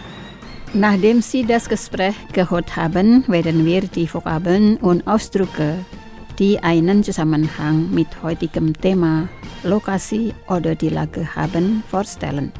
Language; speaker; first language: German; non-native, fluent; Indonesian